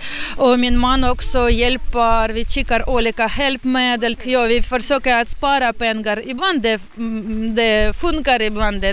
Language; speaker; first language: Swedish; non-native, learner; Ukrainian